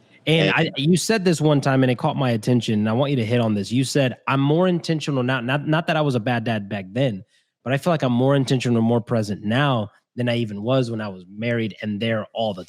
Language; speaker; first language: English; native; English